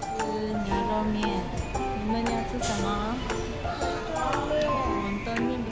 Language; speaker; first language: Chinese; non-native, fluent; Filipino